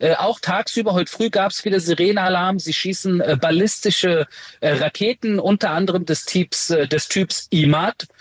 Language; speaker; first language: German; early bilingual, other home language; Persian